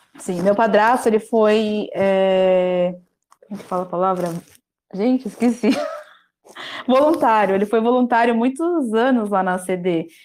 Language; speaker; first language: Portuguese; native; Portuguese